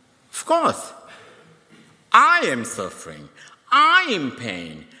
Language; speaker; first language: English; non-native, fluent; Portuguese